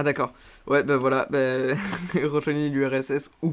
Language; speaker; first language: French; native; French